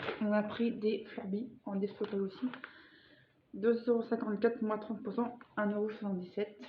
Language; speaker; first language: French; native; French